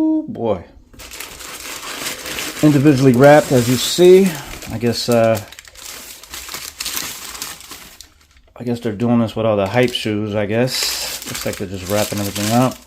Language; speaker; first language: English; native; English